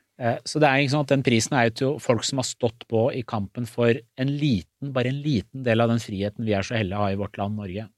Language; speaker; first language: Norwegian; early bilingual, other home language; Persian